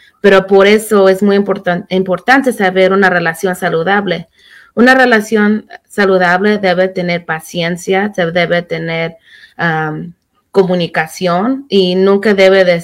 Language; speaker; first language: Spanish; early bilingual, heritage; Spanish